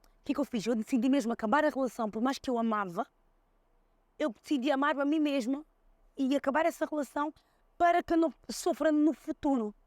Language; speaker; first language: Portuguese; early bilingual, other home language; Kabuverdianu